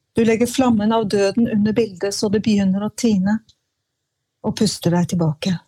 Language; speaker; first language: Norwegian; native; Norwegian